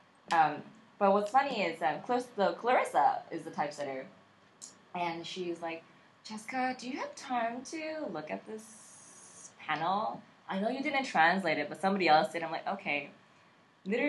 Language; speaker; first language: English; native; English